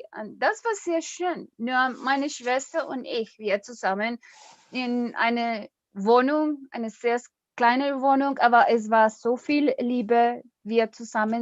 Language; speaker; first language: German; non-native, learner; Spanish